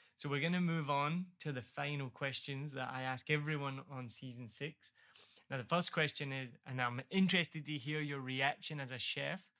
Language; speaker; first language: English; native; English